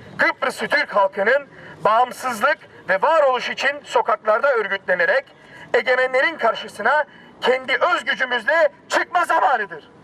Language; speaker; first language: Turkish; native; Turkish